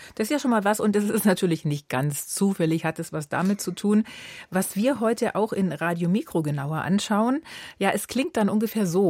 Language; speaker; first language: German; native; German